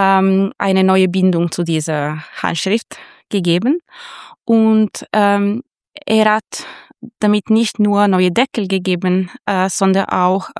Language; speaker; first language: German; non-native, fluent; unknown